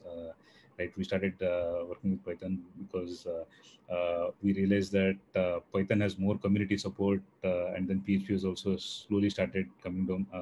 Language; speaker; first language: English; non-native, local second language; Telugu